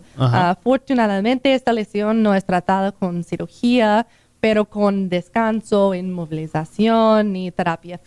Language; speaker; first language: Spanish; non-native, learner; English